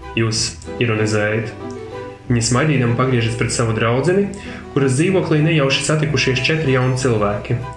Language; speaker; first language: Latvian; non-native, local second language; Russian